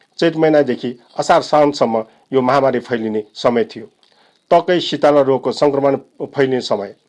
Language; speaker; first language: Nepali; non-native, local second language; Newari